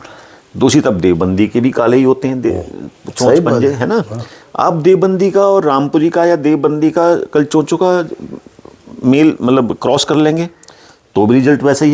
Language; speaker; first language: Hindi; native; Hindi